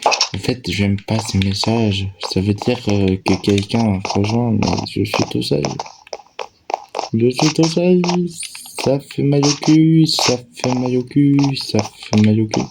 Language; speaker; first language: French; native; French